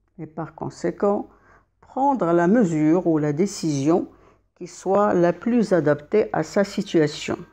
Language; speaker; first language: French; non-native, local second language; Arabic